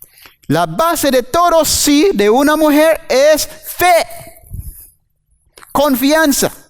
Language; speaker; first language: Spanish; non-native, learner; English